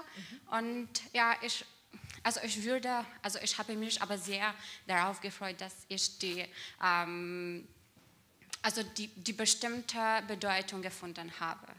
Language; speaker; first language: German; non-native, learner; Albanian